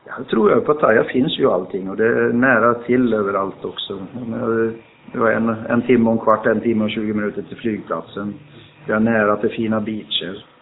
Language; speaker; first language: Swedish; native; Swedish